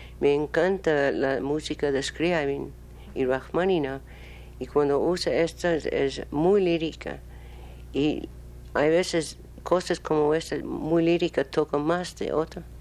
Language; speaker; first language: Spanish; non-native, learner; English